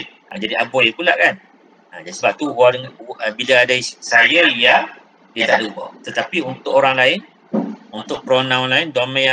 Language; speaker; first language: Malay; native; Malay